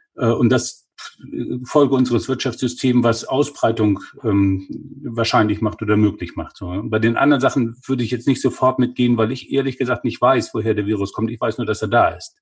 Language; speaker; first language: German; native; German